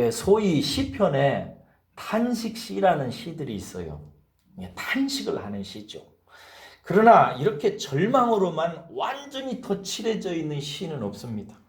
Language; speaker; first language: Korean; native; Korean